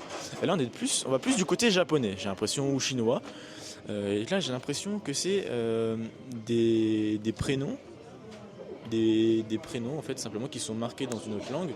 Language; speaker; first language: French; native; French